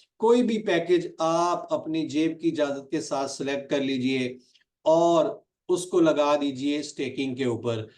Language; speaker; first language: Urdu; non-native, local second language; Punjabi